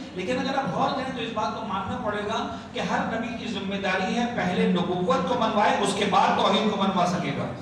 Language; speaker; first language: Urdu; native; Urdu